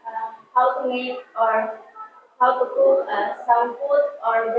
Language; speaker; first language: English; non-native, learner; Indonesian